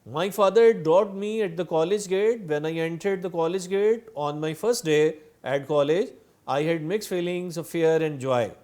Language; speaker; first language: English; non-native, local second language; Urdu